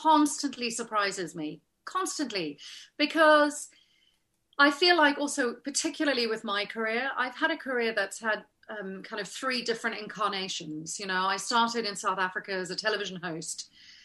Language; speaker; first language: English; native; English